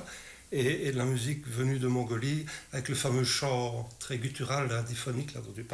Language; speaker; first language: French; native; French